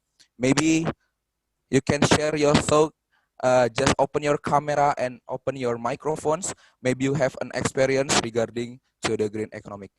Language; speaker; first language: English; non-native, fluent; Indonesian